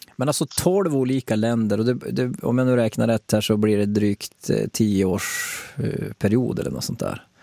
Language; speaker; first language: Swedish; native; Swedish